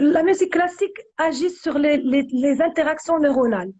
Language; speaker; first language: French; non-native, local second language; Arabic